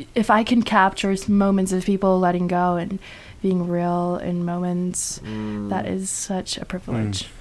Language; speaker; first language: English; non-native, fluent; Chinese